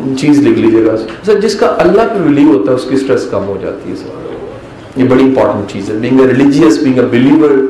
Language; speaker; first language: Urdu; non-native, local second language; Punjabi